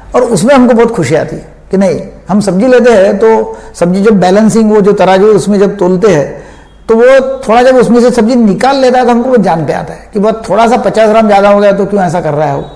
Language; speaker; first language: Hindi; non-native, local second language; Marathi